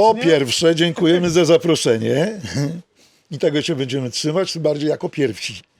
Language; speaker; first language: Polish; native; Polish